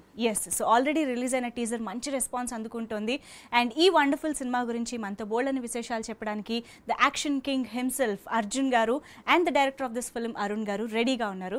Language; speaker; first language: Telugu; native; Telugu